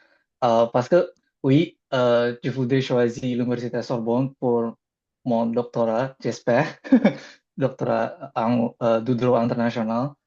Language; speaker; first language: French; non-native, learner; Indonesian